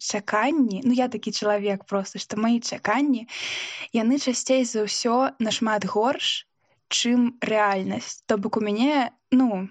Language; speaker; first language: Belarusian; non-native, local second language; Russian